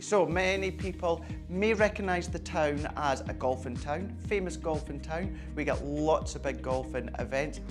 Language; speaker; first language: English; native; English